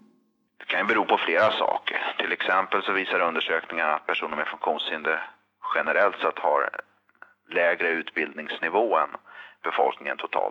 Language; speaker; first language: Swedish; native; Swedish